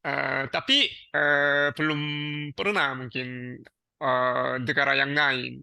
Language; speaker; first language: Indonesian; non-native, learner; Korean